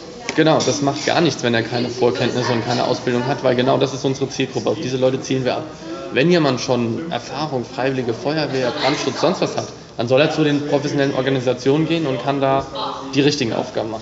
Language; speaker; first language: German; native; German